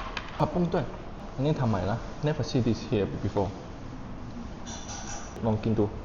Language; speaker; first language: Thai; non-native, learner; Chinese